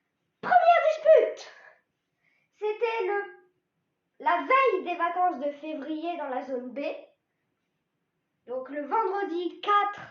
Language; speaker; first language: French; native; French